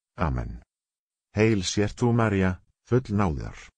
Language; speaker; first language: Icelandic; non-native, learner; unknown